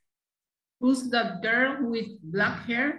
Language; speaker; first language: English; non-native, learner; Spanish